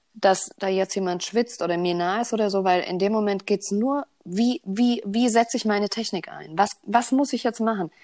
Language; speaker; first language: German; native; German